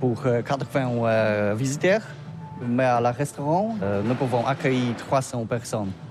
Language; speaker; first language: French; non-native, learner; Polish